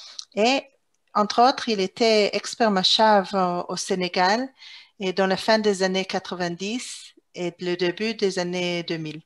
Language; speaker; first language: French; non-native, fluent; Hebrew